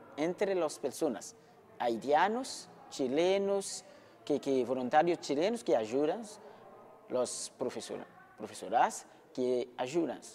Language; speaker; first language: Spanish; non-native, learner; Haitian Creole